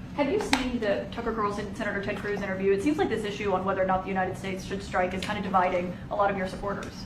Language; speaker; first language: English; native; English